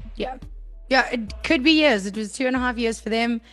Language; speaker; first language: English; native; English